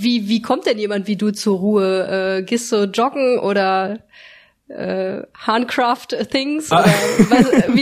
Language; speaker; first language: German; native; German